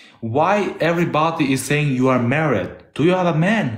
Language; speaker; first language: English; non-native, learner; Albanian